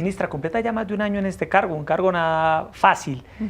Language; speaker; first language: Spanish; native; Spanish